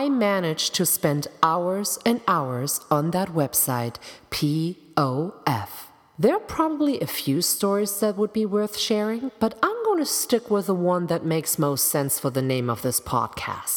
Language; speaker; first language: English; non-native, fluent; German